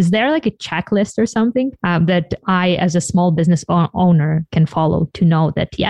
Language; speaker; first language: English; non-native, fluent; Ukrainian